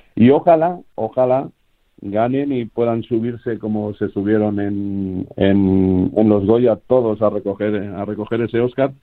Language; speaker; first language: Spanish; native; Spanish